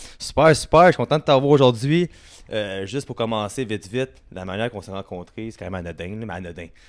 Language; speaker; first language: French; native; French